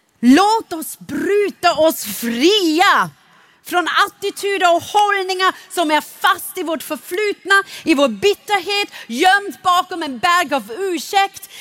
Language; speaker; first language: Swedish; non-native, fluent; German